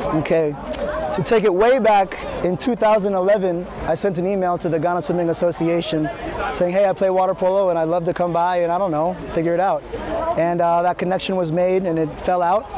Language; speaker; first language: English; native; English